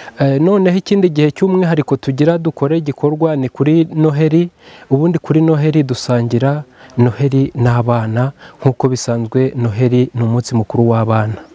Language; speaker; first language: Kinyarwanda; native; Kinyarwanda